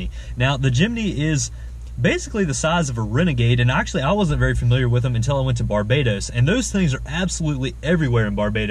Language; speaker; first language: English; native; English